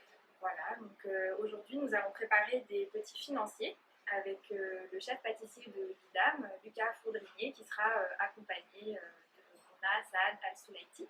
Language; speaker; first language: French; native; French